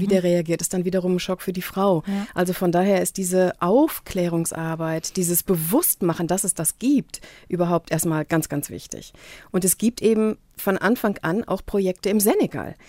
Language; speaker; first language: German; native; German